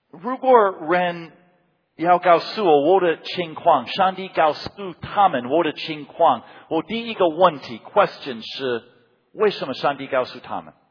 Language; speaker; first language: Chinese; non-native, fluent; English